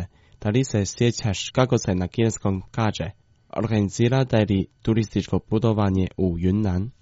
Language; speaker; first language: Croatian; non-native, fluent; Chinese